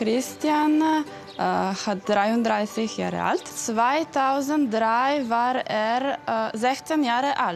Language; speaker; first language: German; non-native, fluent; Italian